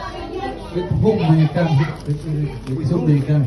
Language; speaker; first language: English; non-native, learner; Indonesian